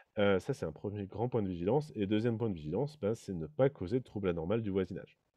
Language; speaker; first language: French; native; French